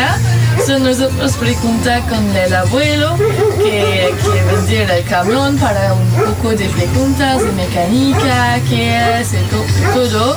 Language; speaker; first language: Spanish; non-native, learner; French